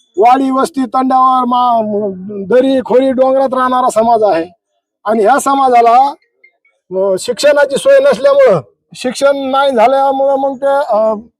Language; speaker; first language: Marathi; non-native, local second language; Lambadi